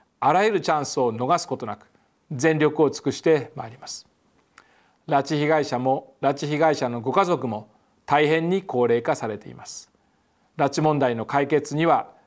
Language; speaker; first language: Japanese; native; Japanese